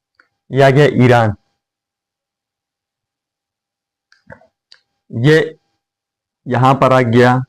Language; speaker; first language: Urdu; non-native, fluent; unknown